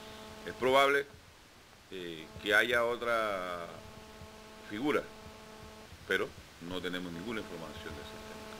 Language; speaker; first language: Spanish; native; Spanish